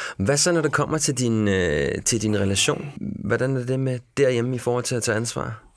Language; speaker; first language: Danish; native; Danish